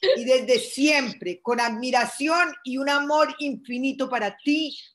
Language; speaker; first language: Spanish; native; Spanish